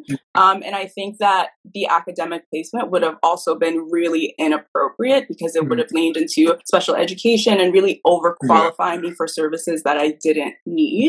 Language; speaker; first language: English; early bilingual, other home language; Haitian Creole